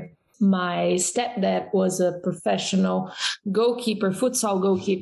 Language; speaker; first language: English; non-native, fluent; Portuguese